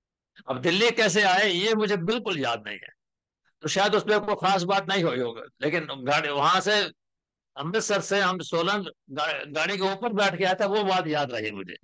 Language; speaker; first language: Hindi; native; Hindi